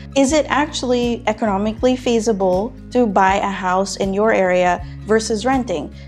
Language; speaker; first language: English; non-native, local second language; Filipino